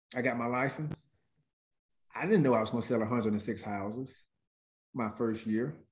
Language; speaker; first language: English; native; English